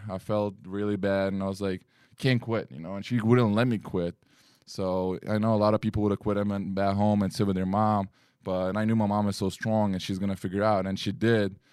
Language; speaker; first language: English; non-native, fluent; Lithuanian